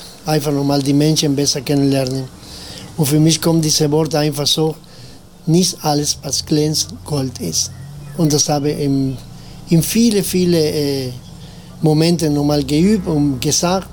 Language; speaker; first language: German; non-native, fluent; Spanish